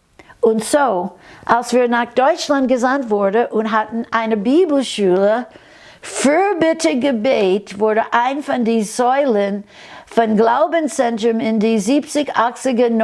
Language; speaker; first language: German; non-native, fluent; English